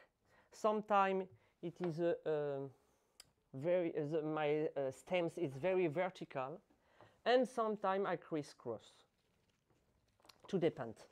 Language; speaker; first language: English; non-native, learner; French